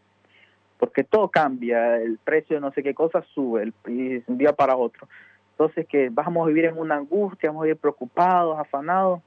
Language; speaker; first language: Spanish; native; Spanish